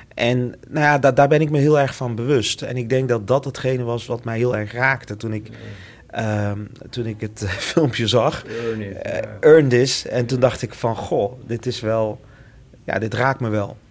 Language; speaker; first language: Dutch; early bilingual, other home language; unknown